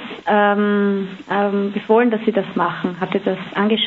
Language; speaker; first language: German; native; German